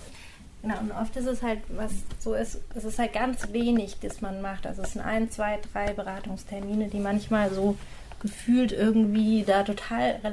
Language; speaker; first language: German; native; German